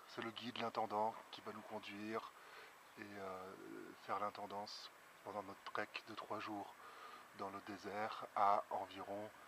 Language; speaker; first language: French; native; French